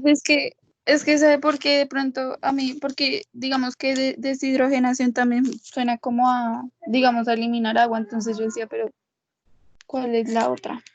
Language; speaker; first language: Spanish; native; Spanish